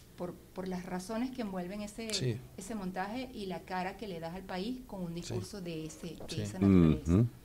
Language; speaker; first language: Spanish; native; Spanish